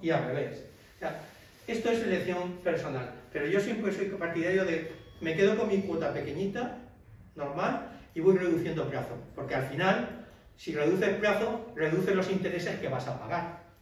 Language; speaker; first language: Spanish; native; Spanish